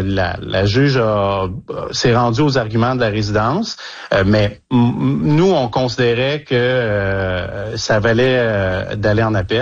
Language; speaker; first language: French; native; French